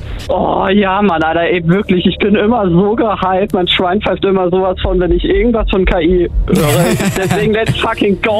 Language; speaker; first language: German; native; German